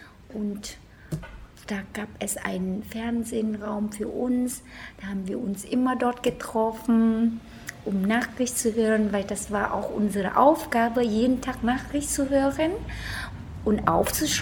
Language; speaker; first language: German; non-native, fluent; Vietnamese